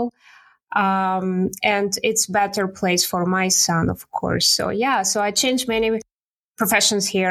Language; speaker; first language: English; non-native, learner; Russian